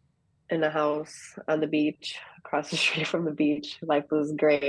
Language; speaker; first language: English; early bilingual, other home language; Greek